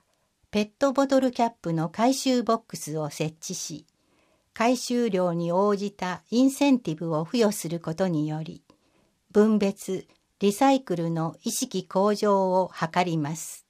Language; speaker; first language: Japanese; native; Japanese